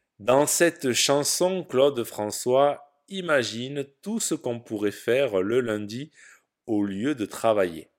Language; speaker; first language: French; native; French